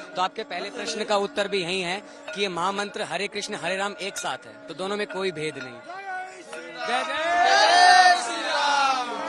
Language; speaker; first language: Hindi; native; Hindi